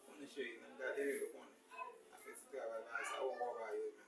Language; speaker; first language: French; non-native, learner; Haitian Creole